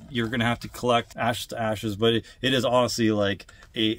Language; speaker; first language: English; native; English